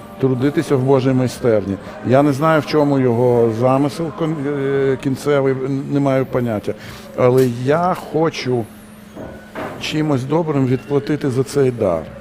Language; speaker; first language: Ukrainian; non-native, local second language; Russian